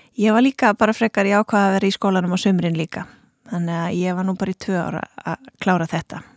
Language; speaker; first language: Icelandic; native; Icelandic